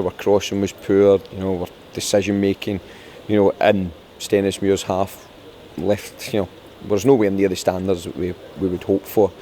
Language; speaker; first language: English; native; English